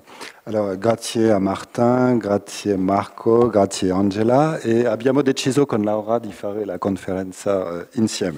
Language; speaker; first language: Italian; non-native, learner; French